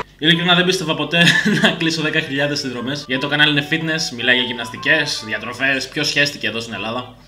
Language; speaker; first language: Greek; early bilingual, other home language; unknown